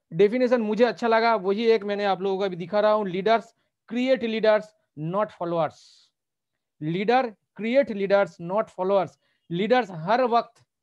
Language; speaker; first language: Hindi; non-native, local second language; Bangla